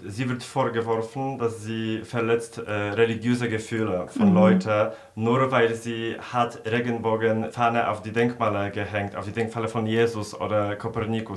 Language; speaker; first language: German; non-native, fluent; Polish